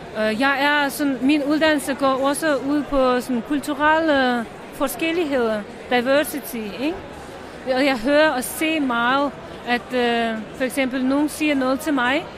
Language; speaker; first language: Danish; non-native, fluent; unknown